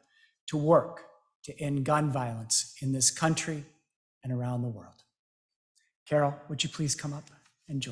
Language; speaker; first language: English; native; English